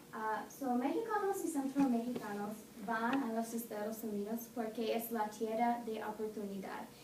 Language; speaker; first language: Spanish; non-native, learner; English